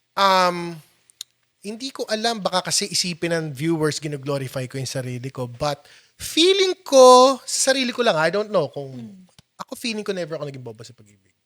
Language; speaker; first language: Filipino; native; Filipino